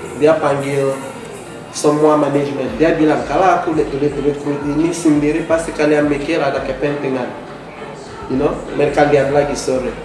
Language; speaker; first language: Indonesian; non-native, fluent; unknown